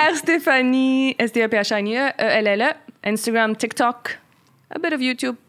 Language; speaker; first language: French; early bilingual, other home language; Arabic